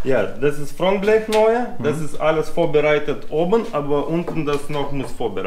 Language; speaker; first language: German; non-native, learner; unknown